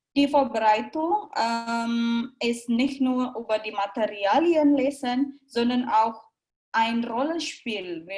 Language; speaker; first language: German; non-native, learner; Indonesian